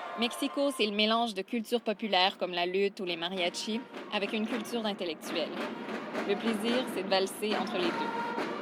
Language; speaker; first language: French; native; French